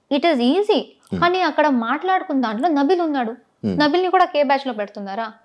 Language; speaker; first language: Telugu; non-native, local second language; Tamil